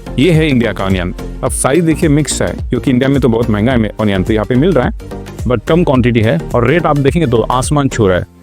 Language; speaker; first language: Hindi; non-native, local second language; Marathi